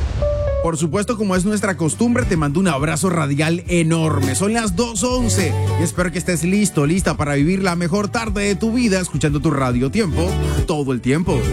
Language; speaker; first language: Spanish; native; Spanish